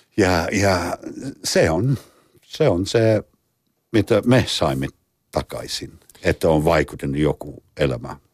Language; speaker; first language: Finnish; non-native, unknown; English